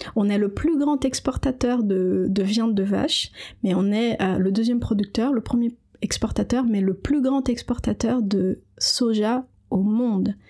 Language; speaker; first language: French; non-native, fluent; Portuguese